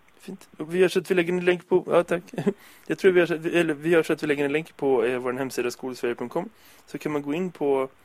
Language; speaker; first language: Swedish; native; Swedish